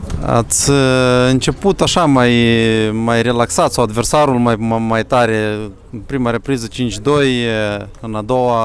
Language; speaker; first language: Romanian; native; Romanian